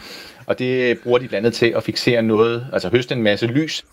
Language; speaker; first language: Danish; native; Danish